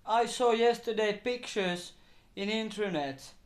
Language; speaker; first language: English; non-native, learner; Finnish